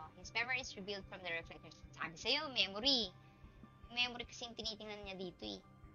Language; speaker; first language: English; non-native, local second language; Filipino